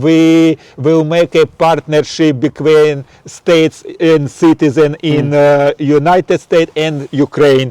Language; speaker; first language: English; non-native, learner; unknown